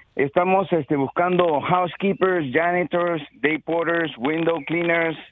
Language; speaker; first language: Spanish; native; Spanish